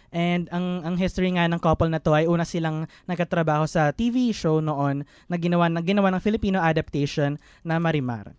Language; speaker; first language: Filipino; native; Filipino